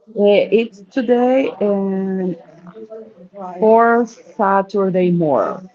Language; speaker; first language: English; non-native, learner; Spanish